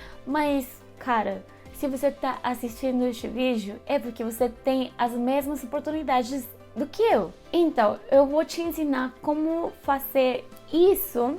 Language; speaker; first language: Portuguese; non-native, fluent; Spanish